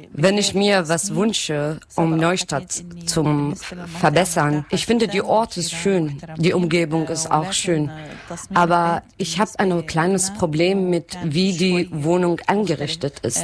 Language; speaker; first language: German; non-native, learner; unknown